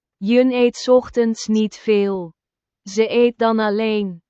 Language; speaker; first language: Dutch; non-native, fluent; Turkish